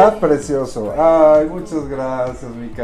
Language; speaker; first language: Spanish; native; Spanish